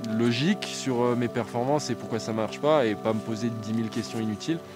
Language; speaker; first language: French; native; French